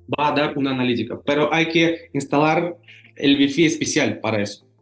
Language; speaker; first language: Spanish; non-native, learner; Russian